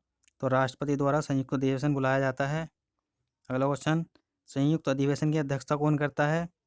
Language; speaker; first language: Hindi; native; Hindi